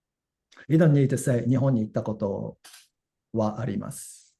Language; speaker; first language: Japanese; non-native, fluent; English